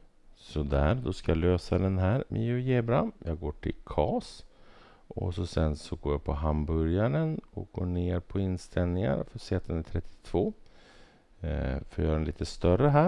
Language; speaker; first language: Swedish; native; Swedish